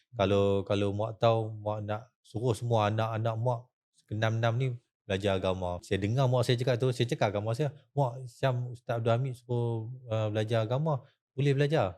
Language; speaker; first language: Malay; native; Malay